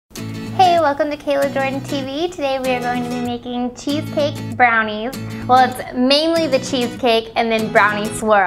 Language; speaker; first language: English; native; English